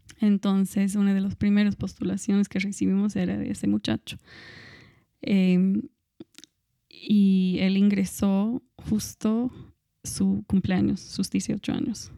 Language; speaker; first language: Spanish; non-native, fluent; English